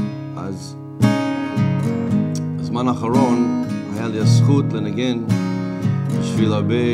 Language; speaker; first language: Hebrew; non-native, fluent; English